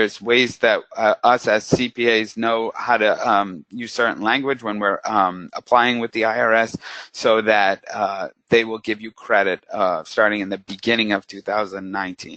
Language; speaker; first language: English; native; English